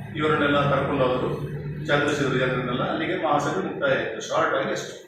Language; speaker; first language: Kannada; non-native, local second language; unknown